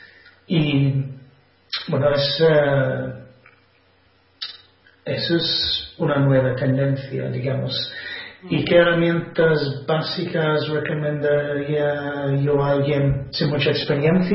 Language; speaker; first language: Spanish; non-native, fluent; English